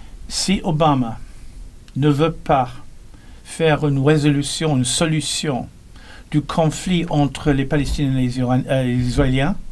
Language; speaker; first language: French; non-native, learner; English